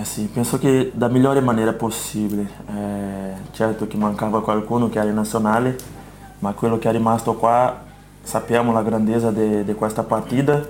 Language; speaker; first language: Italian; non-native, fluent; Portuguese